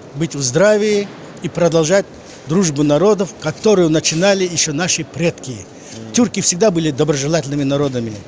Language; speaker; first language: Russian; non-native, local second language; Kazakh